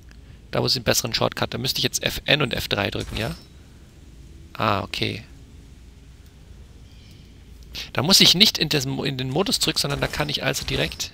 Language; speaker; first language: German; native; German